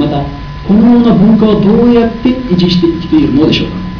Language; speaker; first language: Japanese; non-native, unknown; Uzbek